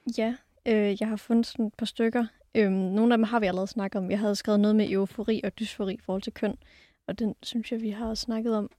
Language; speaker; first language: Danish; native; Danish